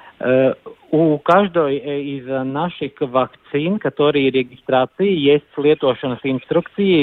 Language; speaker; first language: Russian; non-native, local second language; Latvian